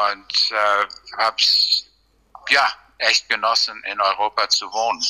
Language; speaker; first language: German; non-native, fluent; English